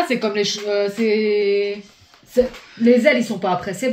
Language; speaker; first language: French; native; French